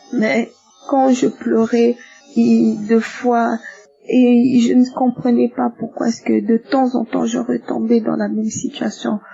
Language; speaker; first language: French; non-native, local second language; Lingala